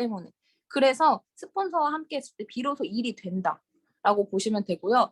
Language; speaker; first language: Korean; native; Korean